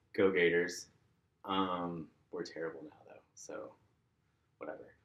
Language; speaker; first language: English; native; English